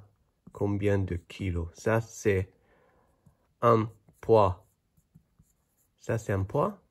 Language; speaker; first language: French; non-native, fluent; Chinese